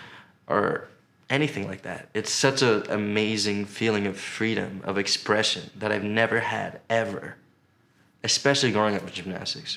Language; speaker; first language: English; native; English